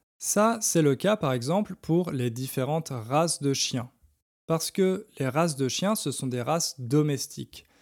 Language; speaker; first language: French; native; French